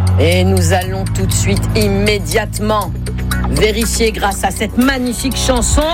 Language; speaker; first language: French; native; French